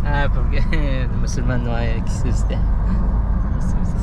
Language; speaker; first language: Spanish; non-native, fluent; Japanese